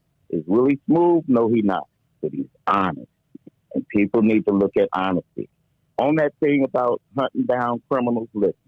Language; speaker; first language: English; native; English